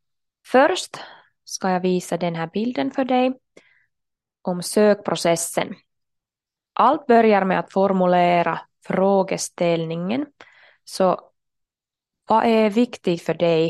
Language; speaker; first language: Swedish; non-native, local second language; Finnish